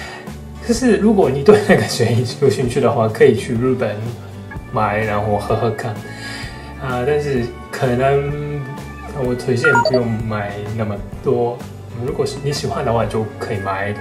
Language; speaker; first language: Chinese; non-native, fluent; Japanese